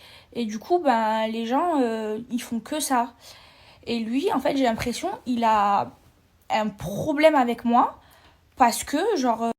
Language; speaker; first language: French; native; French